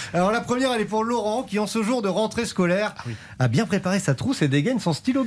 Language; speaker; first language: French; native; French